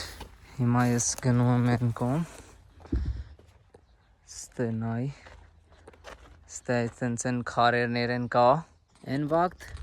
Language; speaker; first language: Armenian; non-native, learner; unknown